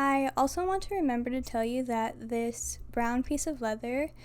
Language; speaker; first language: English; native; English